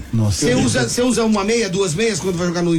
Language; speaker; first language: Portuguese; native; Portuguese